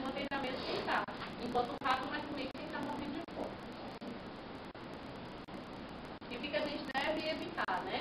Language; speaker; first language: Portuguese; native; Portuguese